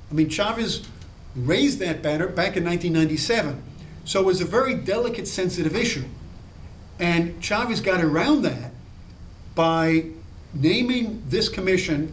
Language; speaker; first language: English; native; English